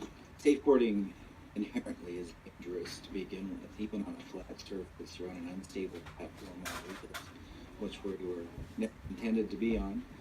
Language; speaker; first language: English; native; English